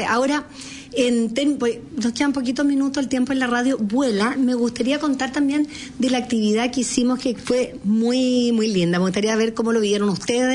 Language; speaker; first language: Spanish; native; Spanish